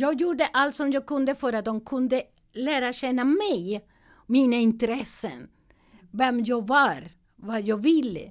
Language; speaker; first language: Swedish; non-native, learner; Spanish